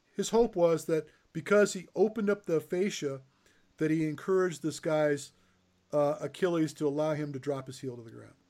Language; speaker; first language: English; native; English